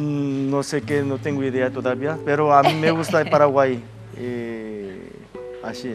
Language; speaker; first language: Spanish; non-native, learner; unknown